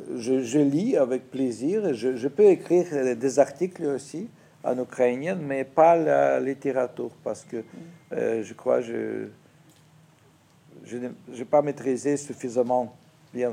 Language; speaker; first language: French; non-native, fluent; Russian